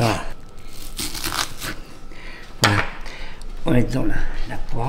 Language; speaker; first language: French; native; French